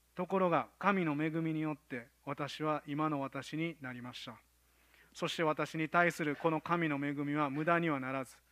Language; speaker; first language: Japanese; native; Japanese